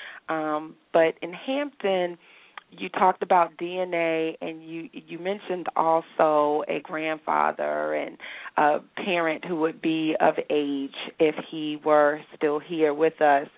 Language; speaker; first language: English; native; English